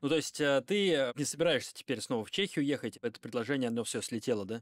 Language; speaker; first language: Russian; native; Russian